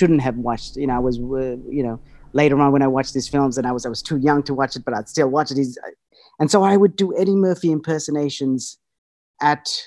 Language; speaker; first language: English; native; English